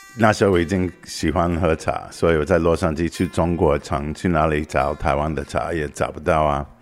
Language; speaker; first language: Chinese; non-native, fluent; English